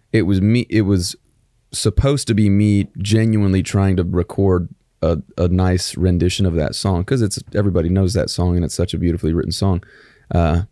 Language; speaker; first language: English; native; English